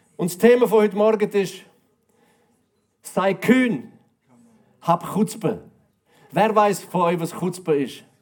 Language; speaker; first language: German; native; German